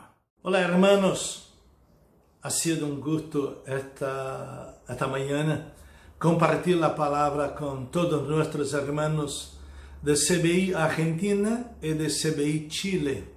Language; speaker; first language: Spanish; non-native, fluent; Portuguese